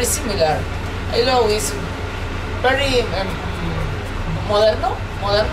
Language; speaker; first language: English; non-native, learner; Spanish